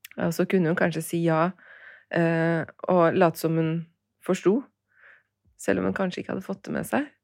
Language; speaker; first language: Norwegian; early bilingual, other home language; Turkish